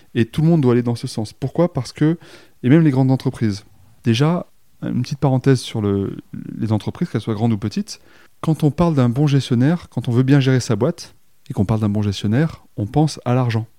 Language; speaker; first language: French; native; French